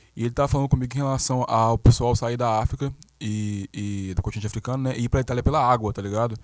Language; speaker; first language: Portuguese; native; Portuguese